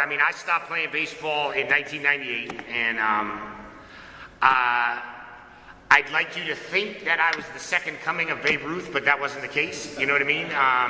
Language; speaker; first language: English; native; English